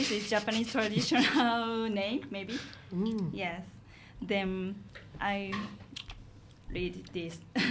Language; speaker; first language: English; non-native, learner; Japanese